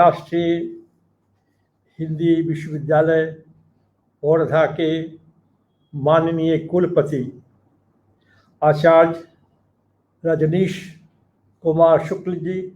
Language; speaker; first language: Hindi; native; Hindi